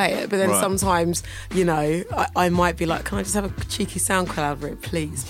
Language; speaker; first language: English; native; English